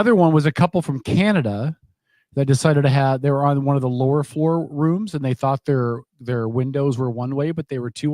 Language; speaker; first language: English; native; English